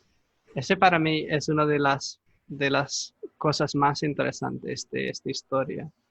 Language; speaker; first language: Spanish; non-native, fluent; English